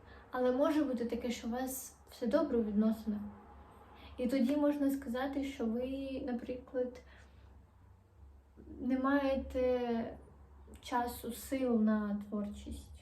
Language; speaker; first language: Ukrainian; non-native, local second language; Russian